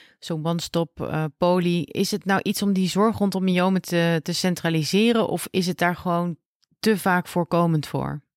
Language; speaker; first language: Dutch; native; Dutch